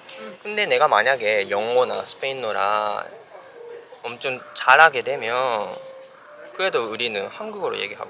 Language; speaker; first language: Korean; non-native, fluent; Japanese